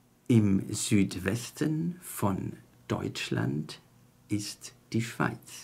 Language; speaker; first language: German; non-native, fluent; Chinese